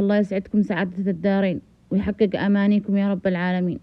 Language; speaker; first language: Arabic; native; Arabic